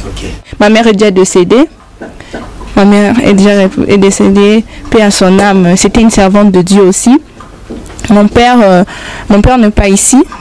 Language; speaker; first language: French; non-native, local second language; Lingala